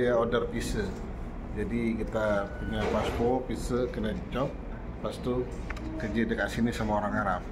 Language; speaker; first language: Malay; non-native, local second language; Sasak